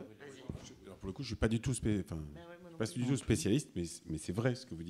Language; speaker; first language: French; native; French